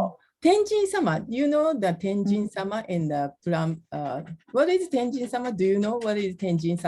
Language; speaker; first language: English; non-native, learner; Japanese